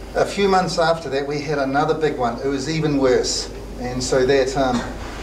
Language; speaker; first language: English; native; English